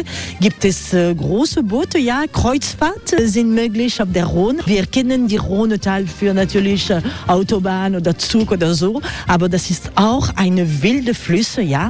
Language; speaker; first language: German; non-native, learner; French